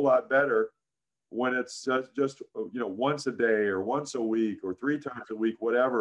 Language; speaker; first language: English; native; English